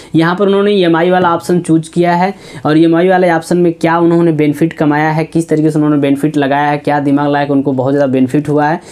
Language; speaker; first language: Hindi; native; Hindi